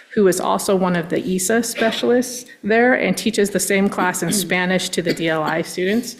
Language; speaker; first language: English; native; English